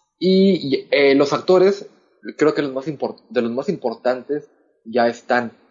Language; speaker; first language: Spanish; native; Spanish